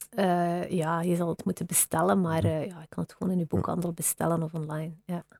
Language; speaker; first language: Dutch; native; Dutch